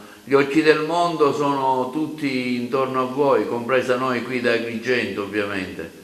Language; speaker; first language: Italian; native; Italian